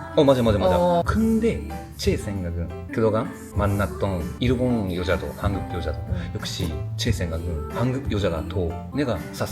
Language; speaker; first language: Korean; non-native, learner; Japanese